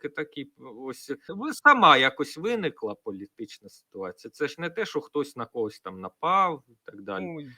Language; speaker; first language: Ukrainian; non-native, local second language; Russian